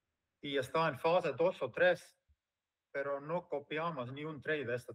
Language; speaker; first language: Spanish; non-native, fluent; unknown